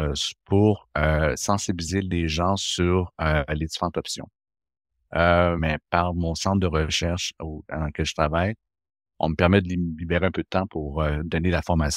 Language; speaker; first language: French; native; French